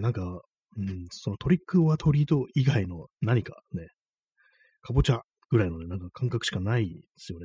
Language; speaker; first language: Japanese; native; Japanese